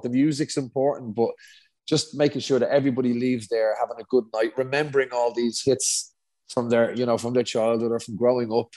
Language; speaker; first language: English; native; English